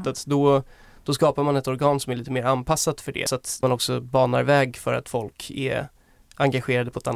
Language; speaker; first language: Swedish; native; Swedish